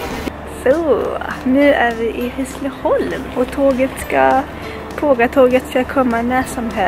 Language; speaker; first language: Swedish; native; Swedish